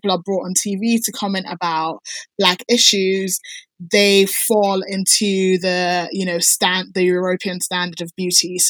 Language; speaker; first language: English; non-native, local second language; Akan